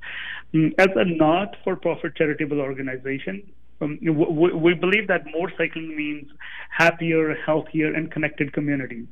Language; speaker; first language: English; non-native, local second language; Punjabi